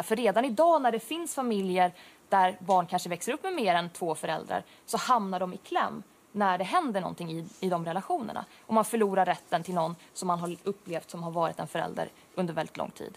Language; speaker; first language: Swedish; native; Swedish